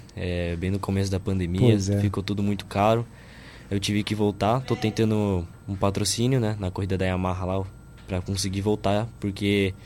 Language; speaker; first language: Portuguese; native; Portuguese